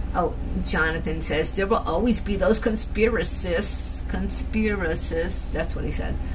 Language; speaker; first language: English; native; English